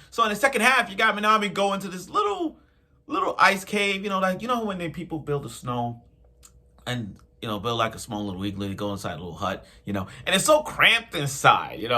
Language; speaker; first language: English; native; English